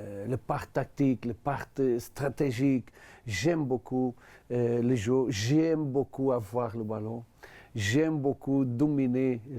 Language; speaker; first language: French; non-native, learner; Portuguese